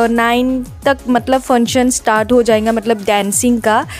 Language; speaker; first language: Hindi; non-native, local second language; Assamese